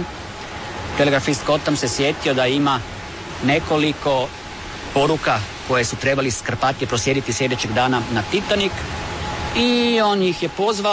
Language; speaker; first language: Serbian; native; Serbian